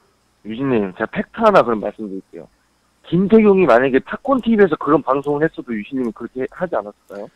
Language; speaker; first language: Korean; native; Korean